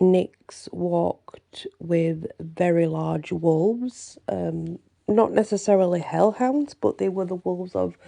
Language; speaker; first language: English; native; English